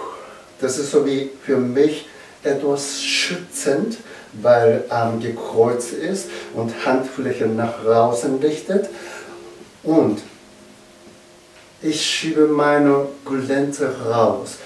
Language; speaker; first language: German; non-native, learner; Japanese